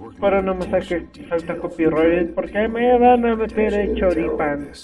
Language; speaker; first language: Spanish; native; Spanish